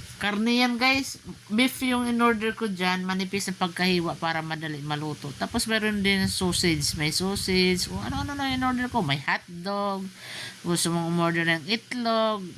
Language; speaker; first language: Filipino; non-native, local second language; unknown